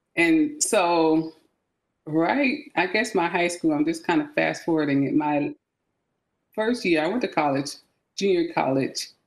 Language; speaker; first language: English; native; English